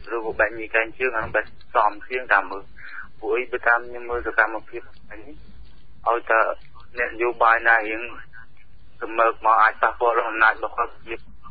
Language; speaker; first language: Khmer; native; Khmer